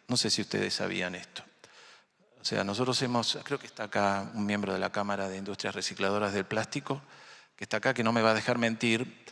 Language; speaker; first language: Spanish; native; Spanish